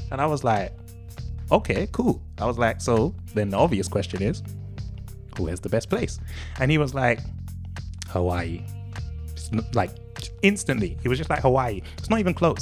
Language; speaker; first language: English; native; English